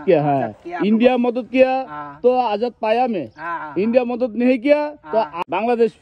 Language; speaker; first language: Hindi; non-native, learner; Bangla